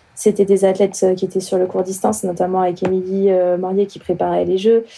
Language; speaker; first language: French; native; French